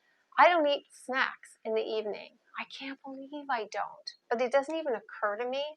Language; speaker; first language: English; native; English